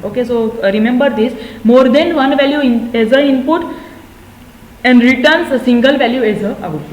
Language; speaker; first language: English; non-native, local second language; Gujarati